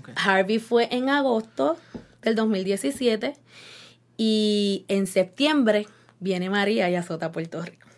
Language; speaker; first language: Spanish; native; Spanish